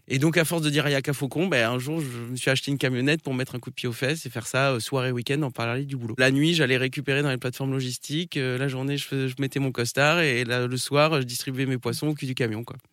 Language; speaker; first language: French; native; French